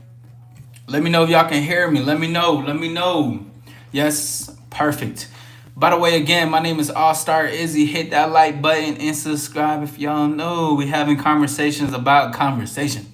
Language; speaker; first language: English; native; English